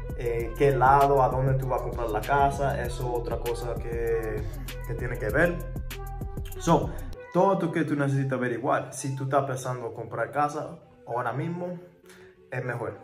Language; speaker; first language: Spanish; early bilingual, heritage; English